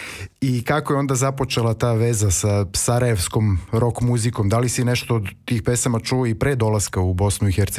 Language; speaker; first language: Serbian; native; Serbian